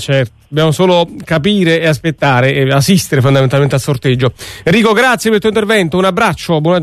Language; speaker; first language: Italian; native; Italian